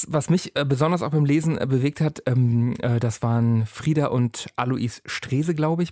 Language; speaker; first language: German; native; German